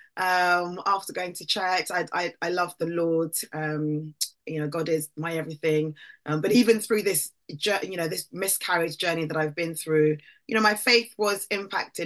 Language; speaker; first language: English; native; English